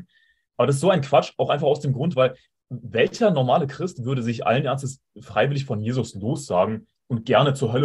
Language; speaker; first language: German; native; German